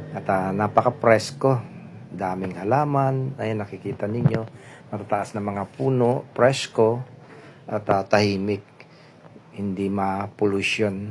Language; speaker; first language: Filipino; non-native, local second language; Pampanga